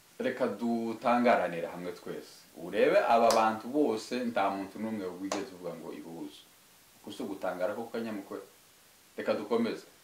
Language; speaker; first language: Kinyarwanda; native; Kinyarwanda